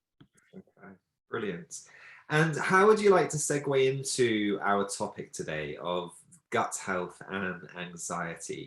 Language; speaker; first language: English; native; English